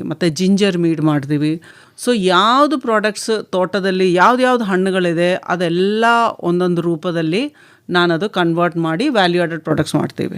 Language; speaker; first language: Kannada; non-native, local second language; Malayalam